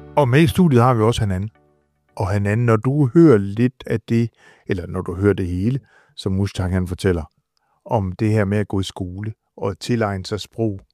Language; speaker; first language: Danish; native; Danish